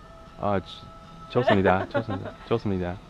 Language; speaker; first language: Korean; non-native, learner; English